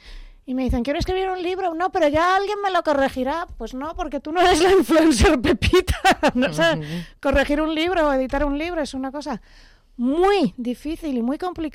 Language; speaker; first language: Spanish; native; Spanish